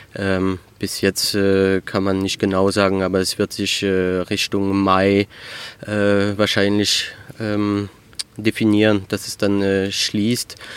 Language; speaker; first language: German; early bilingual, heritage; French